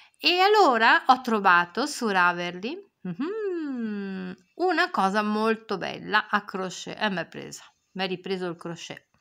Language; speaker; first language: Italian; native; Italian